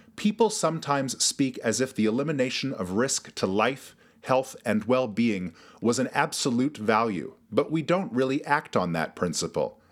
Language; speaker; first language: English; native; English